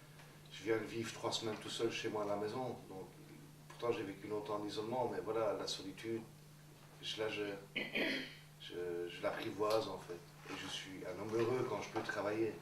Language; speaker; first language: French; native; French